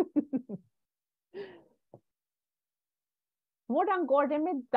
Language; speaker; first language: Norwegian; non-native, fluent; German